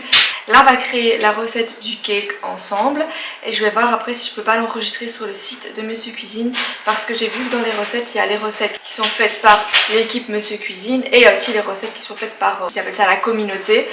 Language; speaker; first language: French; native; French